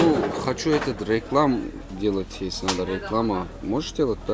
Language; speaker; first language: Russian; non-native, learner; Turkish